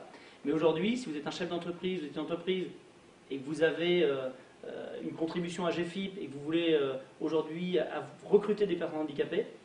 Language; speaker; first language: French; native; French